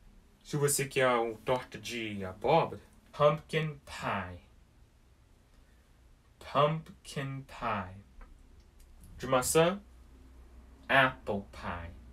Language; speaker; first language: Portuguese; early bilingual, heritage; Portuguese